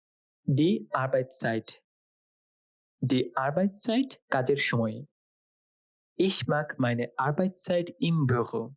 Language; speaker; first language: German; non-native, fluent; Bangla